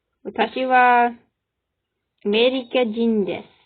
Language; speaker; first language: Japanese; non-native, learner; English